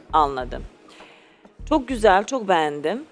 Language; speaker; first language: Turkish; native; Turkish